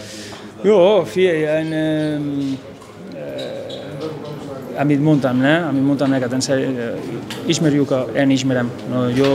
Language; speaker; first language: Hungarian; non-native, local second language; Spanish